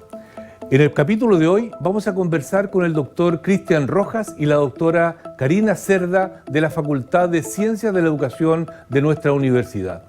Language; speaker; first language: Spanish; native; Spanish